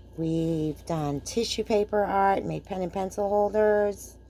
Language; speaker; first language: English; native; English